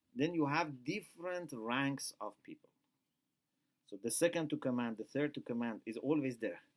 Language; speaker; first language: English; non-native, fluent; Persian